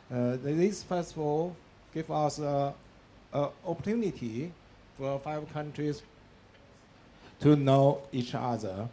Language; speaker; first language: English; non-native, learner; Chinese